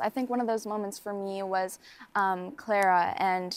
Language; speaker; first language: English; native; English